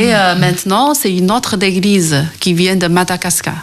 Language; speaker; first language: French; non-native, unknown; Chinese